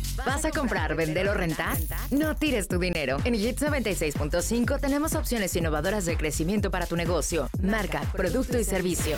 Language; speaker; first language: Spanish; native; Spanish